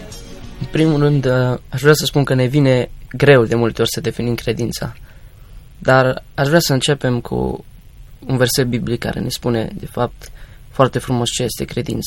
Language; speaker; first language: Romanian; native; Romanian